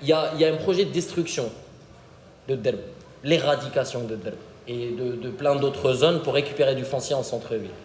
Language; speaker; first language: French; non-native, local second language; Arabic